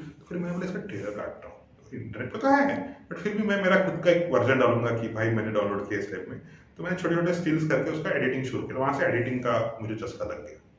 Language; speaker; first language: Hindi; non-native, local second language; Marathi